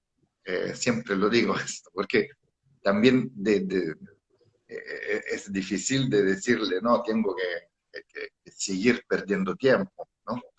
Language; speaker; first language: Spanish; non-native, fluent; Italian